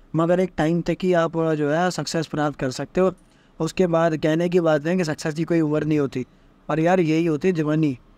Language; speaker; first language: Hindi; native; Hindi